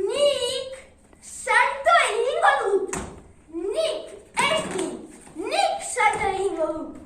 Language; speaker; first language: Basque; non-native, learner; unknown